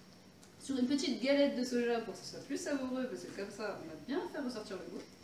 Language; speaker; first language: French; native; French